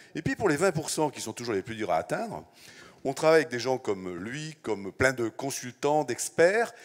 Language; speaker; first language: French; native; French